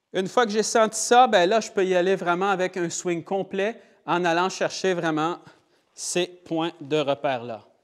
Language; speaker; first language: French; native; French